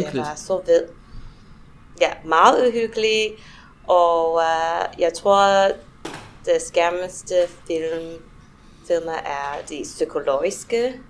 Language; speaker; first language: Danish; non-native, fluent; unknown